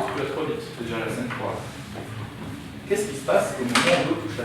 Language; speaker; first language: French; native; French